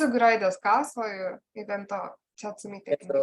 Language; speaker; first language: Japanese; non-native, learner; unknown